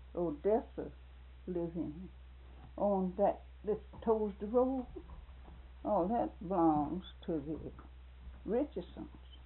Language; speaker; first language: English; native; English